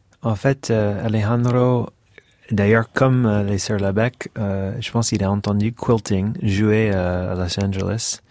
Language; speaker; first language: French; non-native, fluent; English